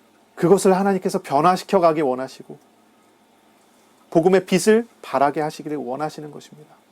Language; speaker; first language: Korean; native; Korean